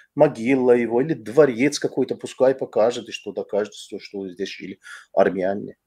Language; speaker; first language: Russian; non-native, fluent; Azerbaijani